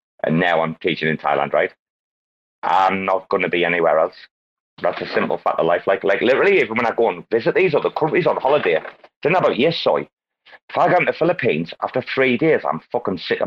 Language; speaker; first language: English; native; English